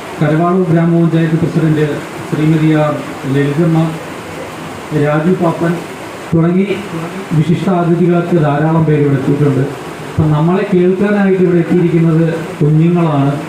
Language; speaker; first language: Malayalam; native; Malayalam